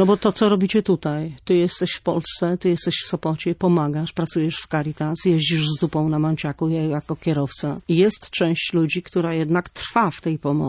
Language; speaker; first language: Polish; native; Polish